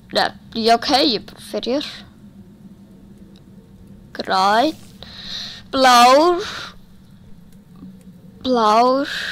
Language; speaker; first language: Icelandic; early bilingual, heritage; Icelandic